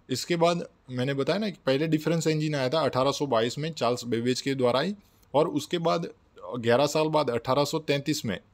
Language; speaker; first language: Hindi; non-native, local second language; Gujarati